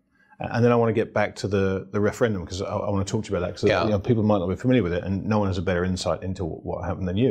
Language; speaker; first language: English; native; English